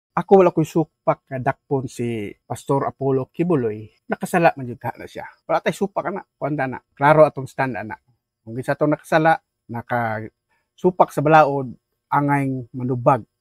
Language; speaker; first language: Cebuano; native; Cebuano